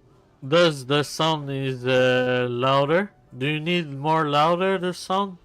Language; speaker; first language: English; non-native, learner; French